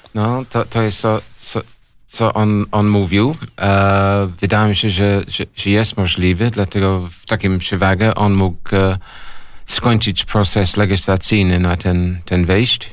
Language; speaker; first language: Polish; non-native, learner; English